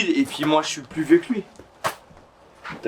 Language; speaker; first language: French; native; French